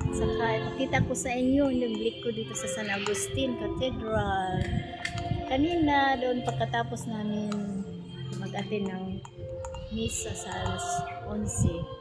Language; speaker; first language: Filipino; non-native, local second language; Cebuano